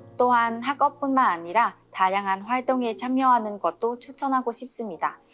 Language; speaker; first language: Korean; non-native, learner; Vietnamese